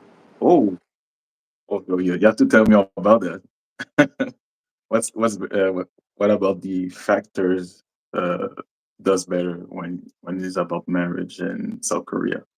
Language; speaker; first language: English; non-native, local second language; French